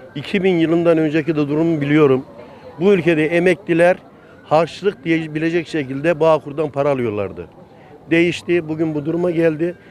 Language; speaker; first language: Turkish; native; Turkish